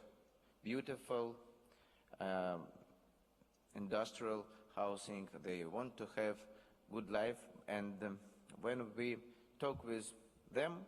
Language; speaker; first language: English; non-native, learner; Russian